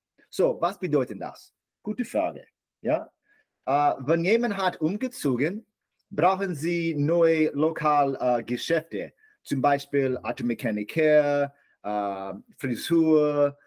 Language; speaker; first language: German; non-native, learner; English